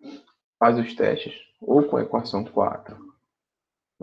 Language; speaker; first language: Portuguese; native; Portuguese